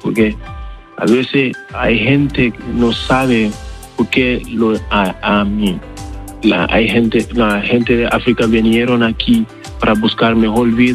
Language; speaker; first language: Spanish; non-native, learner; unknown